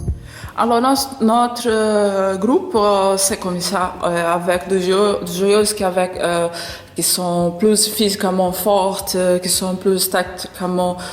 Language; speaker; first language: French; non-native, learner; Portuguese